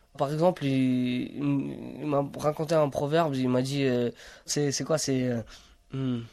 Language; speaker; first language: French; early bilingual, other home language; Romany